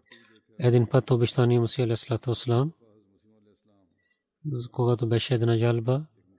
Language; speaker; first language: Bulgarian; non-native, learner; Urdu